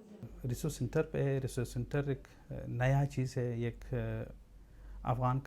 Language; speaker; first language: Hindi; non-native, fluent; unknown